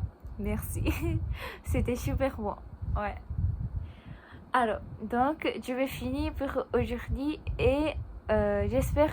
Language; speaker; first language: French; non-native, learner; Japanese